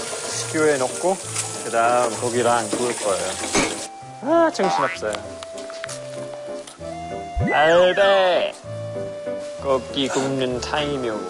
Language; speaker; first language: Korean; non-native, fluent; English